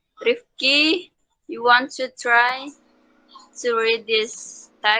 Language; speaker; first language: English; non-native, learner; Indonesian